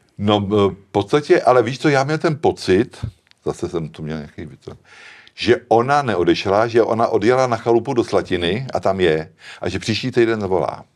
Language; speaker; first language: Czech; native; Czech